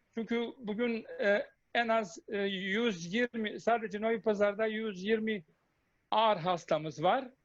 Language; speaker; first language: Turkish; non-native, fluent; Bosnian